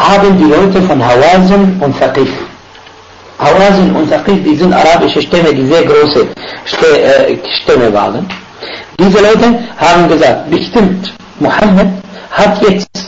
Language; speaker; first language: German; non-native, fluent; Arabic